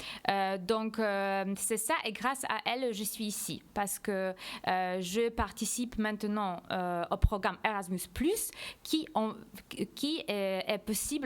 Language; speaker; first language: French; non-native, fluent; Polish